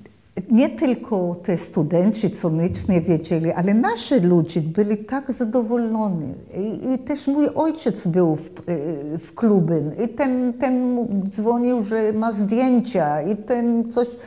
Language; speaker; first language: Polish; early bilingual, heritage; Polish